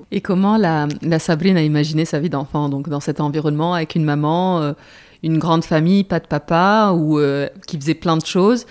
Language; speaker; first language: French; native; French